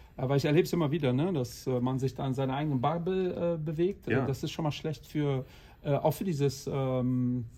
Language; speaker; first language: German; non-native, fluent; Portuguese